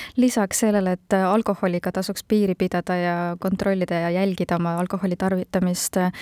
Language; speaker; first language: Estonian; native; Estonian